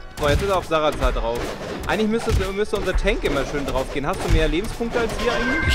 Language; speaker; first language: German; native; German